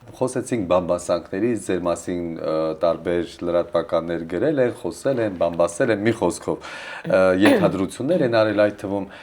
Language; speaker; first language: Armenian; native; Armenian